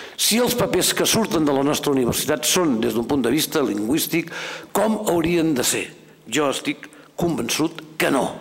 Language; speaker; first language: Catalan; native; Catalan